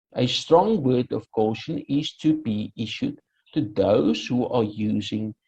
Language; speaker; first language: English; non-native, local second language; Afrikaans